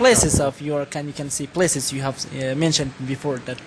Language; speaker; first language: English; non-native, learner; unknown